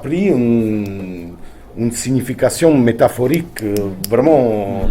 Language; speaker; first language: French; non-native, fluent; Italian